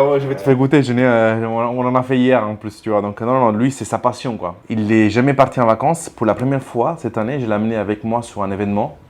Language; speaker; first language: French; non-native, fluent; Italian